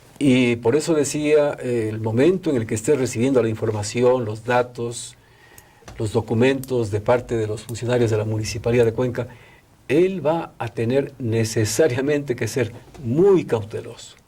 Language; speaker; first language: Spanish; native; Spanish